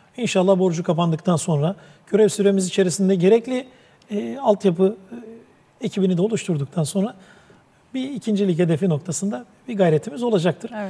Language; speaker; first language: Turkish; native; Turkish